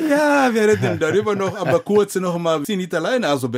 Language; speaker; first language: German; non-native, fluent; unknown